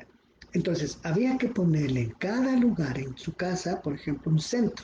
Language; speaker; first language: Spanish; native; Spanish